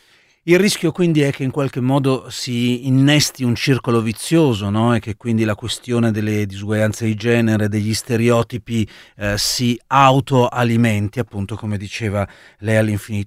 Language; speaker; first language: Italian; native; Italian